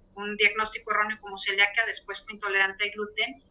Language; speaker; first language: Spanish; native; Spanish